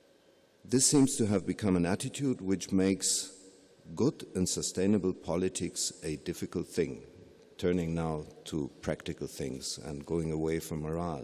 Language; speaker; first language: English; non-native, fluent; German